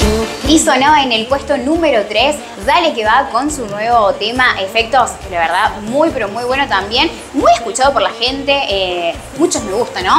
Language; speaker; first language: Spanish; native; Spanish